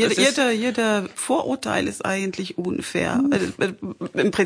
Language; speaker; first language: German; non-native, fluent; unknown